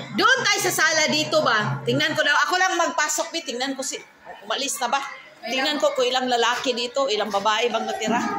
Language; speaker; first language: Filipino; non-native, local second language; Cebuano